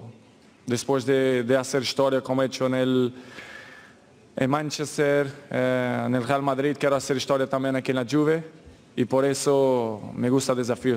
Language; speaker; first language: Spanish; non-native, fluent; Portuguese